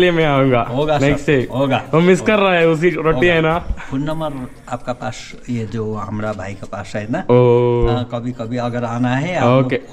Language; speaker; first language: Hindi; non-native, local second language; Malayalam